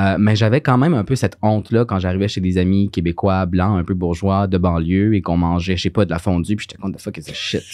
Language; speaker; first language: French; early bilingual, other home language; Spanish